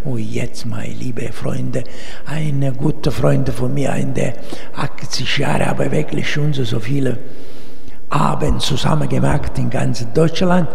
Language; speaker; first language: German; non-native, learner; Italian